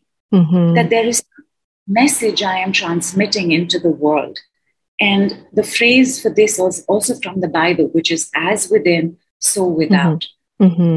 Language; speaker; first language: English; non-native, local second language; Hindi